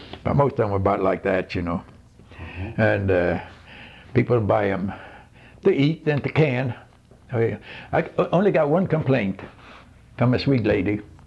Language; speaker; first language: English; non-native, fluent; Swedish